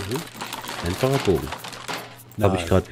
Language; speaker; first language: German; native; German